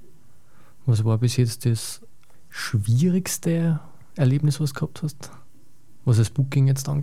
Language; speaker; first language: German; native; German